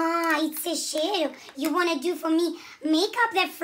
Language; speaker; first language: English; non-native, learner; Russian